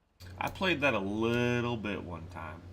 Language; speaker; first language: English; native; English